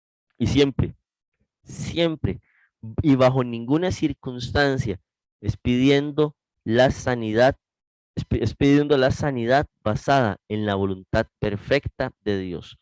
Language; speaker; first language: Spanish; native; Spanish